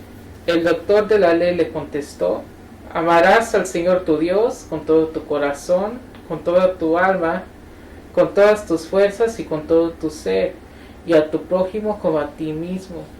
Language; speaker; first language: Spanish; native; Spanish